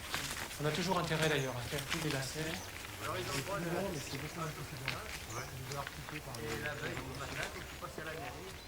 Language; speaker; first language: French; native; French